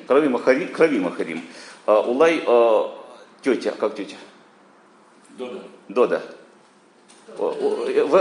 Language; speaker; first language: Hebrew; non-native, learner; Russian